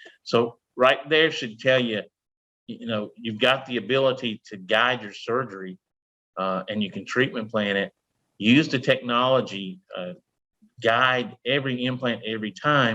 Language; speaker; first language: English; native; English